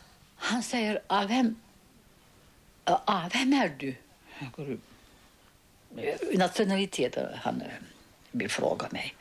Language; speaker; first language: Swedish; early bilingual, heritage; Swedish